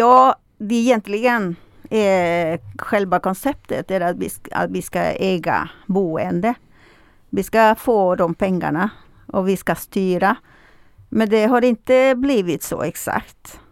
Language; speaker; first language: Swedish; non-native, fluent; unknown